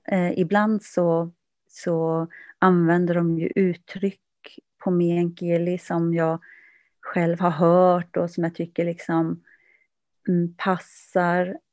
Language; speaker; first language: Swedish; native; Swedish